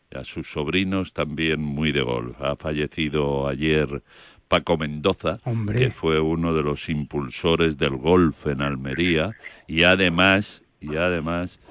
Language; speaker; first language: Spanish; native; Spanish